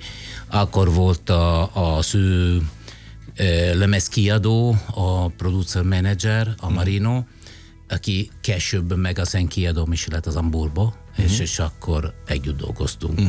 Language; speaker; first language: Hungarian; non-native, fluent; Italian